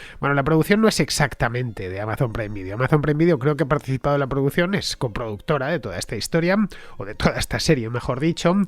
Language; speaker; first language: Spanish; native; Spanish